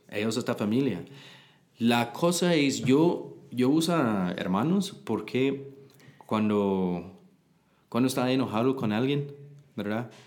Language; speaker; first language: Spanish; non-native, learner; English